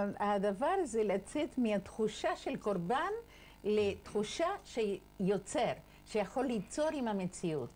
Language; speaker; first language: Hebrew; non-native, fluent; Spanish